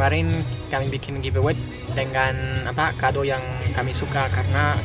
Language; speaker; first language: Indonesian; non-native, fluent; French